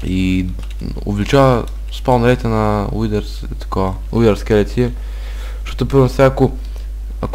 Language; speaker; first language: Bulgarian; native; Bulgarian